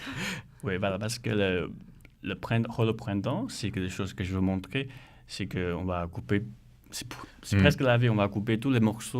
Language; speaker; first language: French; non-native, learner; Chinese